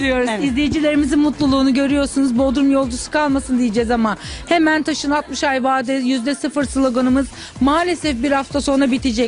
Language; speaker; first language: Turkish; native; Turkish